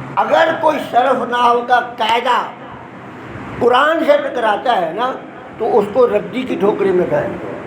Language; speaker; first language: Urdu; non-native, local second language; Punjabi